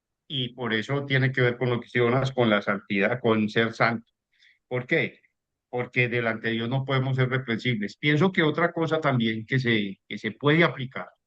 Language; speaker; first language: Spanish; native; Spanish